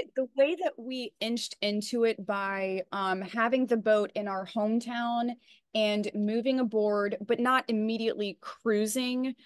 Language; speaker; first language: English; native; English